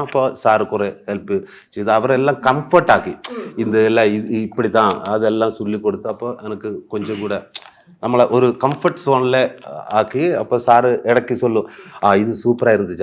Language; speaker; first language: Tamil; non-native, learner; Malayalam